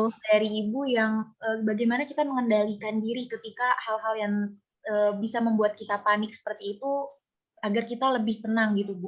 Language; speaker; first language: Indonesian; native; Indonesian